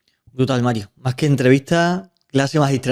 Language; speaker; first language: Spanish; native; Spanish